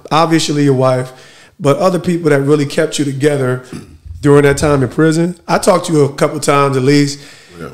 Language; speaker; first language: English; native; English